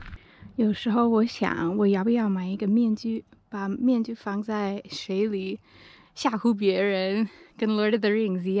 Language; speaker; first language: Chinese; non-native, fluent; English